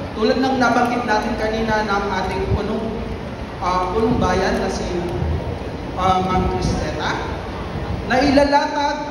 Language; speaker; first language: Filipino; non-native, local second language; Pampanga